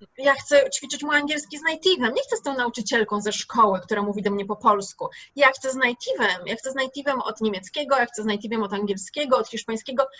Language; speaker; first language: Polish; native; Polish